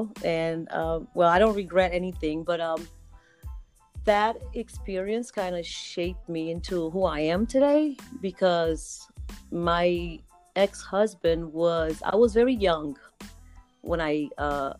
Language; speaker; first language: English; non-native, fluent; Kabuverdianu